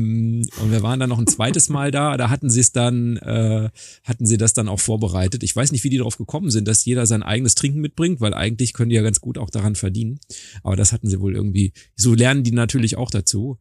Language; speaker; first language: German; native; German